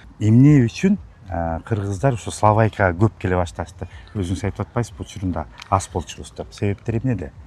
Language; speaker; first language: Kyrgyz; native; Kyrgyz